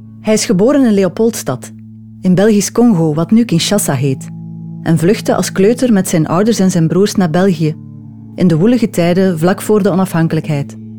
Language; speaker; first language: Dutch; native; Dutch